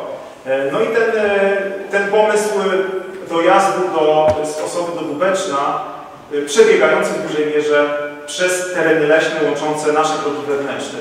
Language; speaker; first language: Polish; native; Polish